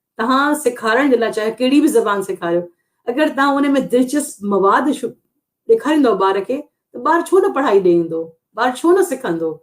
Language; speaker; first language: Sindhi; non-native, local second language; Urdu